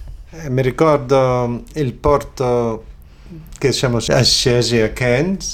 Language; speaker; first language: Italian; early bilingual, other home language; Friulian